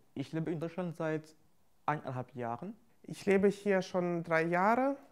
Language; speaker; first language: German; non-native, fluent; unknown